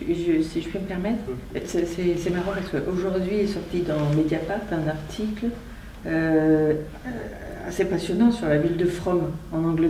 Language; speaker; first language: French; native; French